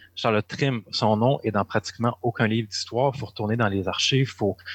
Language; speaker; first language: French; native; French